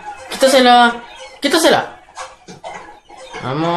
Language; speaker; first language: Spanish; native; Spanish